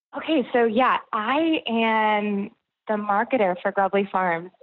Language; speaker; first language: English; native; English